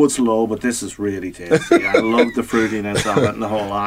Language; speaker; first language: English; native; English